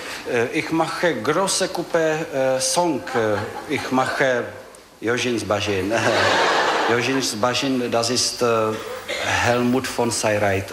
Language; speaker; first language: German; non-native, learner; Czech